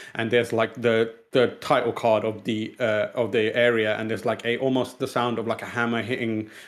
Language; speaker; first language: English; non-native, local second language; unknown